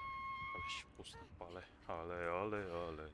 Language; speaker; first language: Bulgarian; native; Bulgarian